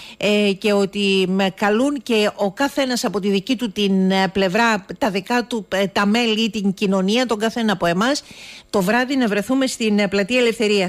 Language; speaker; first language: Greek; native; Greek